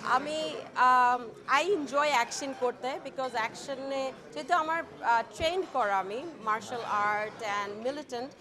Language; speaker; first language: Bangla; early bilingual, heritage; Bangla